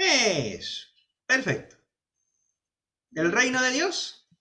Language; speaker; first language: Spanish; native; Spanish